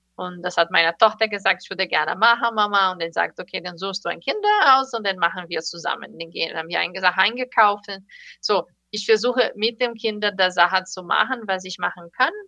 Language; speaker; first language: German; non-native, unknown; Portuguese